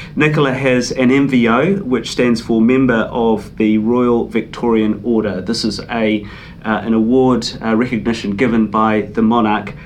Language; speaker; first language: English; native; English